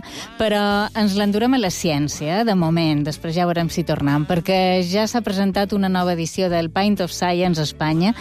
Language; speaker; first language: Catalan; native; Catalan